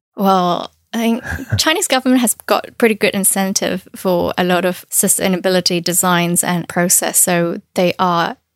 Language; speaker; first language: English; non-native, fluent; Chinese